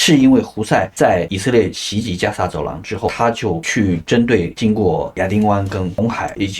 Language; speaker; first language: Chinese; native; Chinese